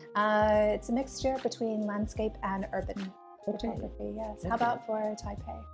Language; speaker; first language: English; native; English